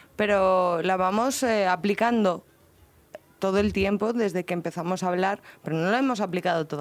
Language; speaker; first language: Spanish; native; Spanish